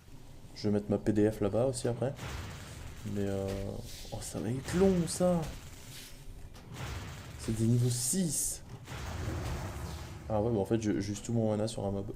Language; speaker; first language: French; native; French